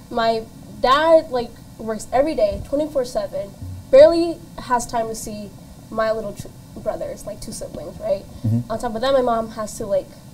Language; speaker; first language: English; native; English